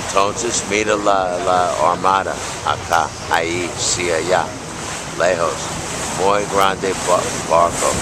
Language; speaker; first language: Spanish; non-native, learner; English